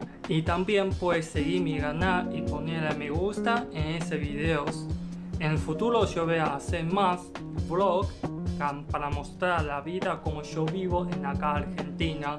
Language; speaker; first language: Spanish; non-native, learner; Chinese